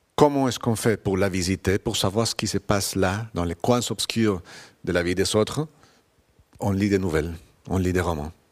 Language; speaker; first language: French; non-native, fluent; Spanish